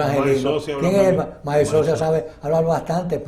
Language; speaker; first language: Spanish; native; Spanish